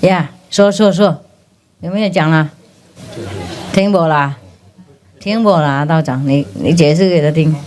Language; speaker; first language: Chinese; non-native, fluent; Vietnamese